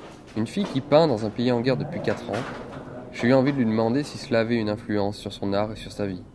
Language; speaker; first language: French; native; French